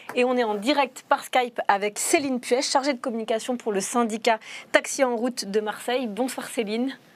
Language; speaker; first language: French; native; French